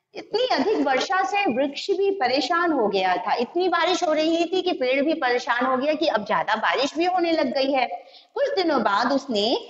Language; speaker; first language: Hindi; non-native, local second language; Gujarati